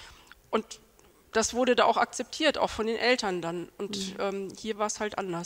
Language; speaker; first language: German; native; German